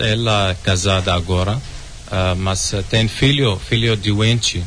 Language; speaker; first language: Portuguese; non-native, learner; Arabic